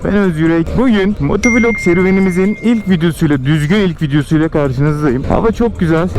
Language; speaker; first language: Turkish; native; Turkish